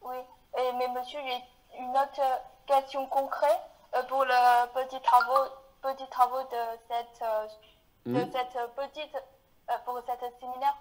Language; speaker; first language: French; non-native, fluent; Chinese